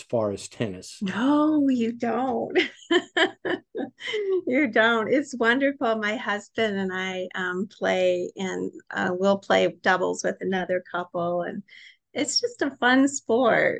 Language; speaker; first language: English; native; English